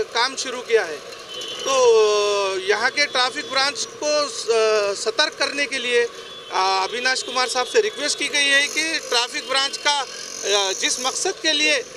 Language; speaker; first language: Hindi; non-native, local second language; Urdu